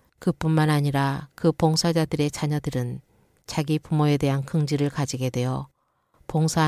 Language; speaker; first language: Korean; native; Korean